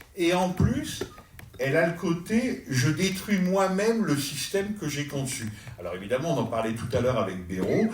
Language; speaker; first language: French; native; French